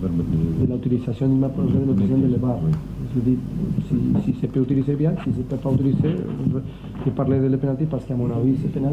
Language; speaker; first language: French; non-native, learner; Spanish